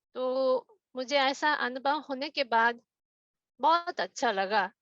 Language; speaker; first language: Hindi; non-native, fluent; Japanese